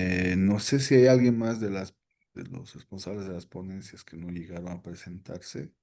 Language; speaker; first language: Spanish; native; Spanish